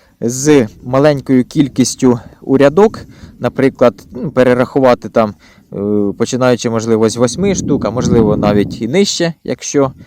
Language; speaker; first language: Ukrainian; native; Ukrainian